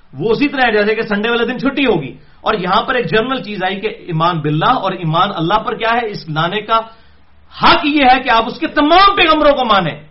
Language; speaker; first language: Urdu; non-native, local second language; Punjabi